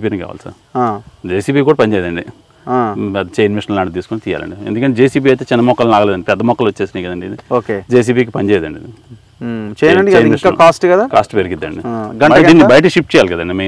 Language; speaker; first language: Telugu; native; Telugu